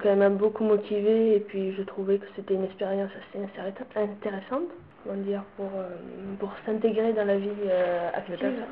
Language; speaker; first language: French; native; French